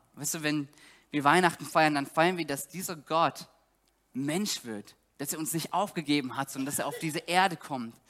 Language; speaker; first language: German; native; German